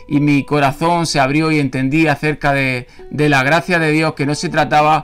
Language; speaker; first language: Spanish; native; Spanish